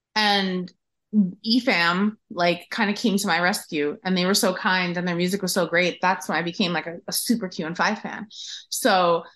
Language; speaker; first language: English; native; English